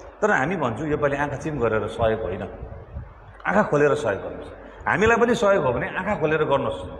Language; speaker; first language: Nepali; native; Nepali